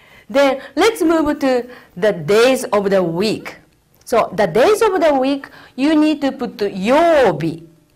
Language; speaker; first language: English; non-native, fluent; Japanese